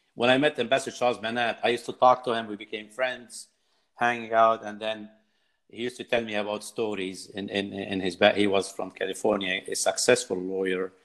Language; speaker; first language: English; non-native, fluent; Arabic